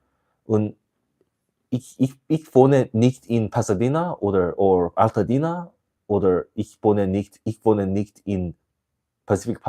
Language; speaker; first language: German; non-native, learner; English